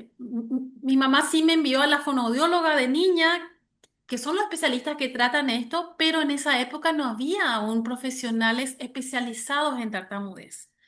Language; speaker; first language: Spanish; early bilingual, other home language; German